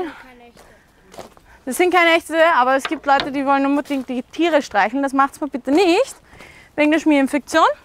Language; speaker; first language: German; native; German